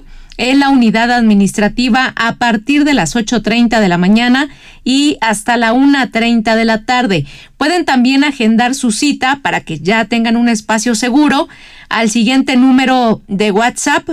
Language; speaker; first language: Spanish; native; Spanish